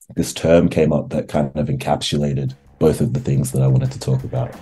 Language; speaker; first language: English; native; English